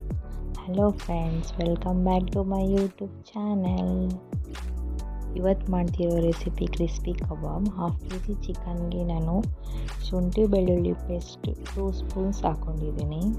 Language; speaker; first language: Kannada; native; Kannada